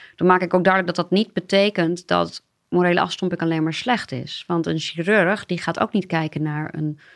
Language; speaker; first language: Dutch; native; Dutch